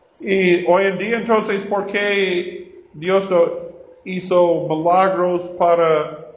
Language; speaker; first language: Spanish; non-native, learner; English